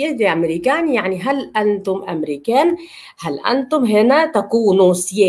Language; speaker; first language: Arabic; native; Arabic